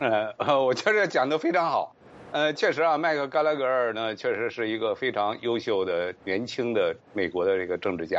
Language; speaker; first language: Chinese; native; Chinese